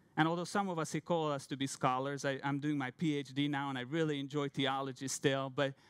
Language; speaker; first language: English; non-native, fluent; Hungarian